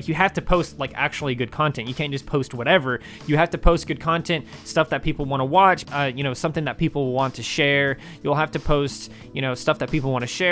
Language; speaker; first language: English; native; English